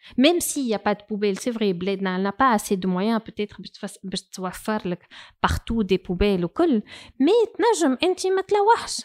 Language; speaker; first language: French; non-native, local second language; Arabic